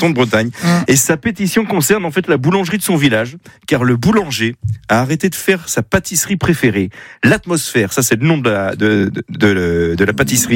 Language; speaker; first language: French; native; French